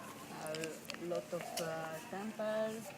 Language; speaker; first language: English; non-native, learner; French